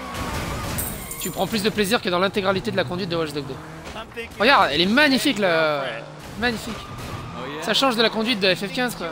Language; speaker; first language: French; native; French